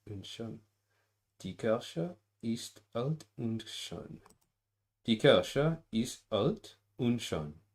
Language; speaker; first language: German; non-native, learner; English